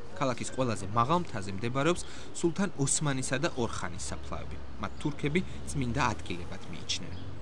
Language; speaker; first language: Georgian; native; Georgian